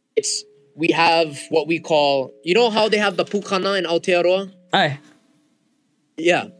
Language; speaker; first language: English; early bilingual, other home language; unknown